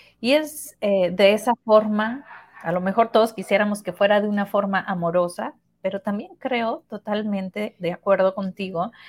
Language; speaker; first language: Spanish; native; Spanish